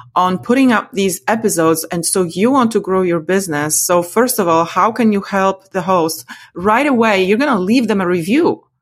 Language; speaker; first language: English; non-native, fluent; Polish